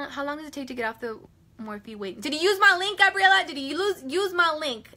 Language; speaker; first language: English; native; English